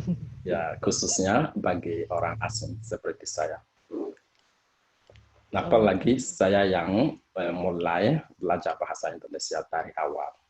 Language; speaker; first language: Indonesian; non-native, fluent; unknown